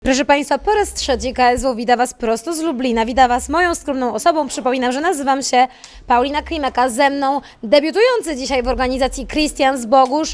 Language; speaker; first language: Polish; native; Polish